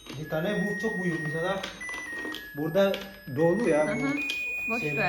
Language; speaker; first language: Turkish; non-native, learner; Indonesian